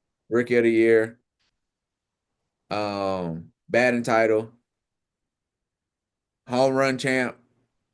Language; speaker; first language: English; native; English